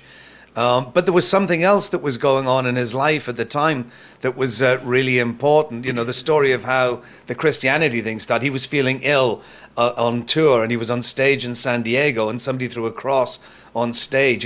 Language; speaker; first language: English; native; English